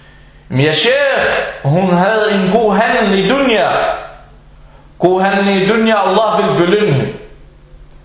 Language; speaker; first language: Danish; non-native, fluent; Arabic